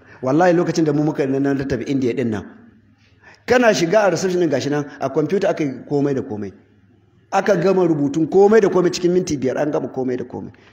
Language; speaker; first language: Hausa; native; Hausa